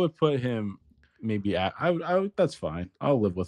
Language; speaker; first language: English; native; English